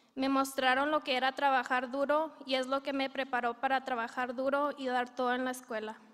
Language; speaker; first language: Spanish; early bilingual, heritage; Spanish